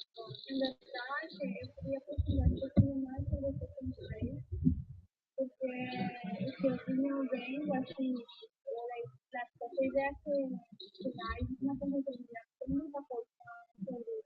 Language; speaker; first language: Portuguese; non-native, fluent; Spanish